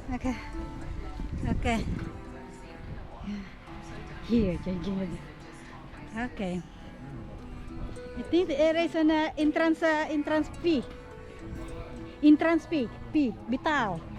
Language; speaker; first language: Dutch; non-native, learner; Filipino